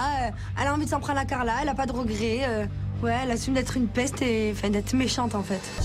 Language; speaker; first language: French; native; French